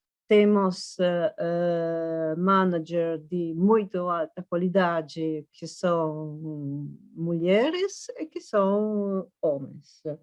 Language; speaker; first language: Portuguese; non-native, fluent; Italian